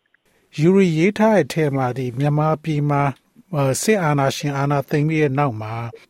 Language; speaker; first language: Burmese; native; Burmese